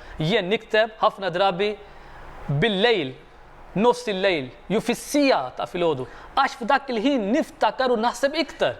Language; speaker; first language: Maltese; non-native, fluent; Arabic